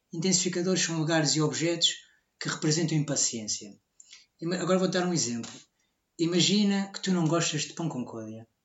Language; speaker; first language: Portuguese; native; Portuguese